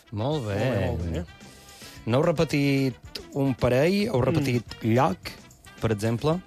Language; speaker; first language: Catalan; native; Catalan